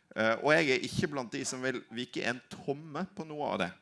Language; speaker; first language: Norwegian; native; Norwegian